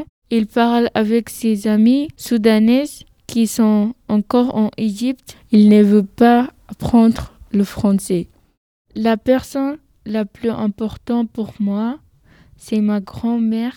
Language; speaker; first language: French; non-native, learner; Arabic